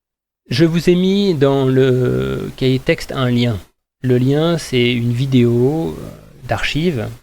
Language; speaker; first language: French; native; French